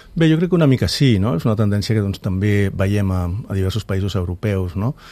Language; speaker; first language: Catalan; native; Catalan